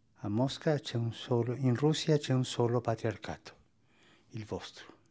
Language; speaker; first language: Italian; early bilingual, heritage; Spanish